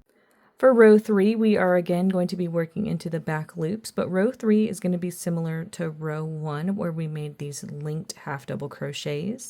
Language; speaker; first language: English; native; English